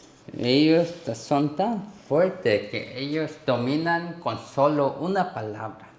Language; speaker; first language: Spanish; non-native, learner; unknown